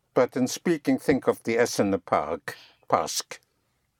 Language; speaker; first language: English; non-native, fluent; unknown